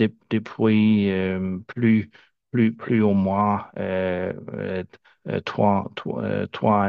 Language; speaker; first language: French; non-native, learner; Danish